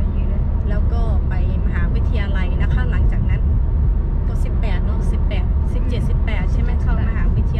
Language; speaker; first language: Thai; native; Thai